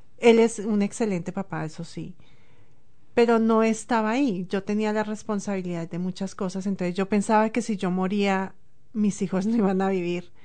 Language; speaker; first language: Spanish; native; Spanish